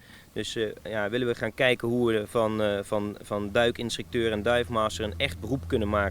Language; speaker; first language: Dutch; native; Dutch